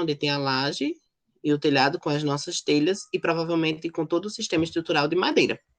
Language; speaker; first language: Portuguese; native; Portuguese